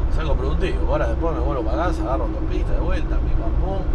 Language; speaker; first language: Spanish; native; Spanish